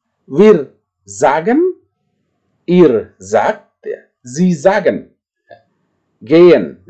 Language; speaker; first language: German; non-native, fluent; Indonesian